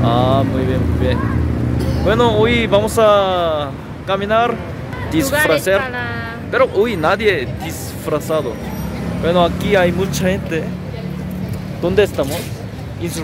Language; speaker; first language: Spanish; non-native, learner; Korean